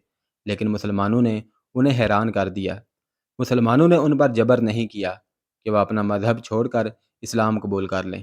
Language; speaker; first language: Urdu; native; Urdu